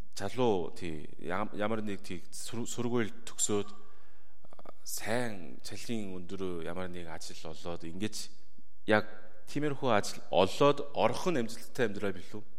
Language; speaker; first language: Mongolian; non-native, fluent; Korean